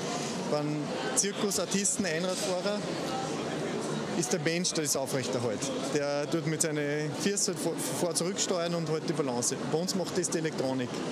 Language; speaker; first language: German; native; German